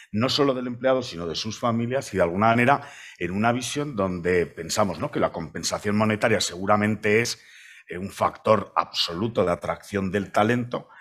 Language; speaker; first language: Spanish; native; Spanish